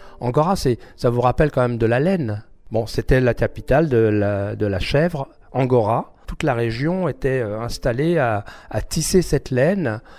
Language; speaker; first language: French; early bilingual, other home language; Armenian